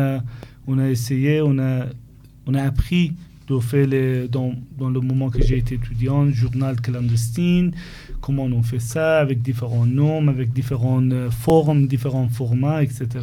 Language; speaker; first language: French; non-native, fluent; Persian